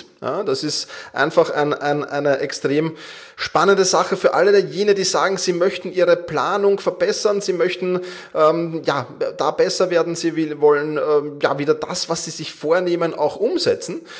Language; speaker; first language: German; native; German